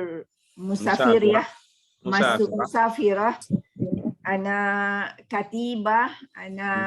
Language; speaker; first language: Arabic; non-native, learner; Malay